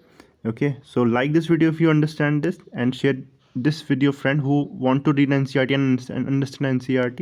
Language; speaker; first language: English; non-native, local second language; Hindi